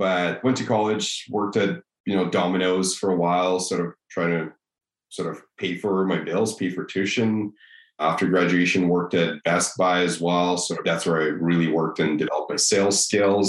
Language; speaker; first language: English; non-native, fluent; Russian